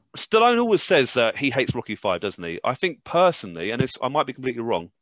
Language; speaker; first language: English; native; English